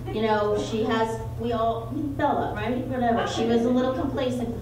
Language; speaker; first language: English; native; English